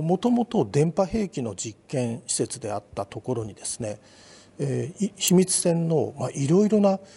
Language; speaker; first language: Japanese; native; Japanese